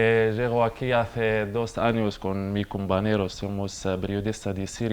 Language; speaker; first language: Spanish; non-native, learner; Arabic